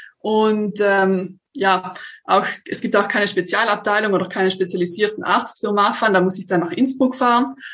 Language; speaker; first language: German; native; German